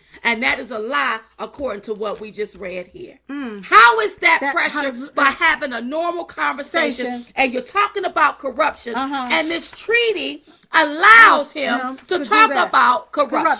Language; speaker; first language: English; native; English